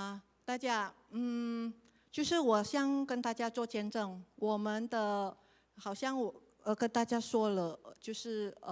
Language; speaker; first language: Chinese; non-native, learner; Indonesian